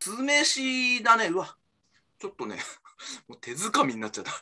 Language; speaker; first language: Japanese; native; Japanese